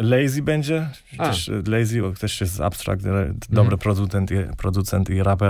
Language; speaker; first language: Polish; early bilingual, heritage; Polish